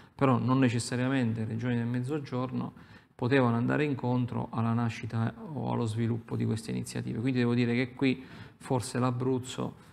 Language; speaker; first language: Italian; native; Italian